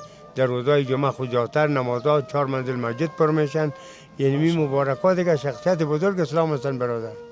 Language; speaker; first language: Persian; native; Persian